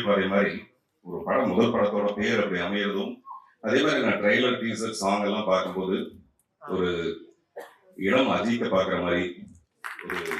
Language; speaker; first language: Tamil; native; Tamil